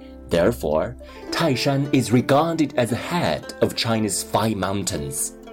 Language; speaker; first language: English; non-native, fluent; Chinese